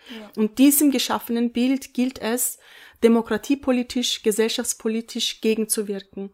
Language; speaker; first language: German; early bilingual, other home language; Turkish